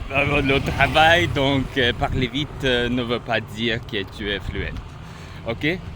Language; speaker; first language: French; non-native, learner; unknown